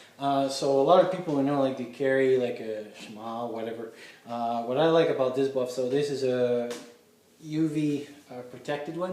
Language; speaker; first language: English; non-native, fluent; French